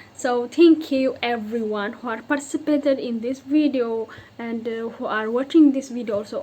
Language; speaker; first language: English; non-native, local second language; Amharic